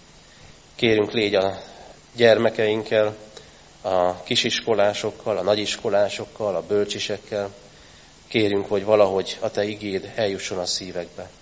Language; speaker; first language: Hungarian; native; Hungarian